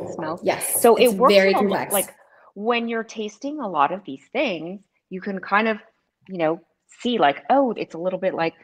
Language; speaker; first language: English; native; English